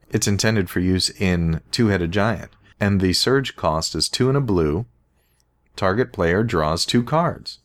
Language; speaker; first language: English; native; English